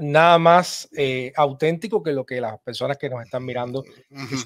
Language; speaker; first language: Spanish; native; Spanish